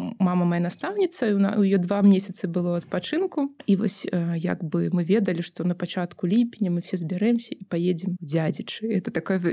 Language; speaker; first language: Belarusian; non-native, local second language; Russian